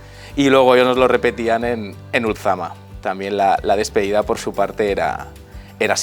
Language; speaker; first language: Spanish; native; Spanish